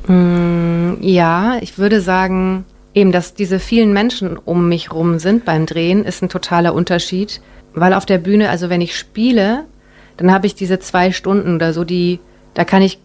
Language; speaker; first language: German; native; German